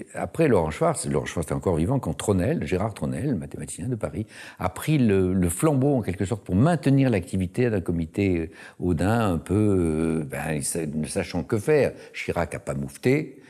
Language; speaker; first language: French; native; French